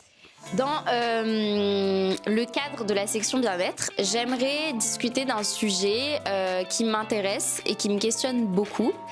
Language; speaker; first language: French; native; French